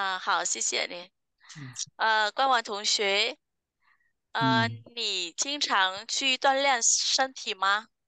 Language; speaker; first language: Chinese; non-native, fluent; Vietnamese